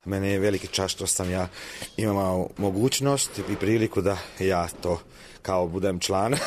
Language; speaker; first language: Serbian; non-native, local second language; Hungarian